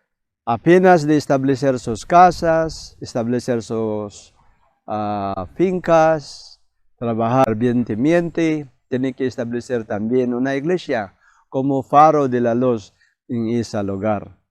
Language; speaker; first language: Spanish; non-native, fluent; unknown